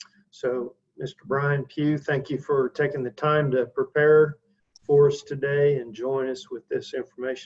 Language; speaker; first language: English; native; English